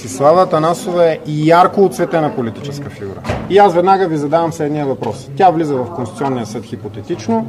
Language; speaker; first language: Bulgarian; native; Bulgarian